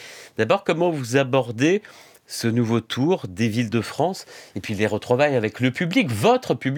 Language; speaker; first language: French; native; French